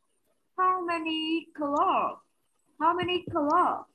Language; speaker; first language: English; non-native, learner; Vietnamese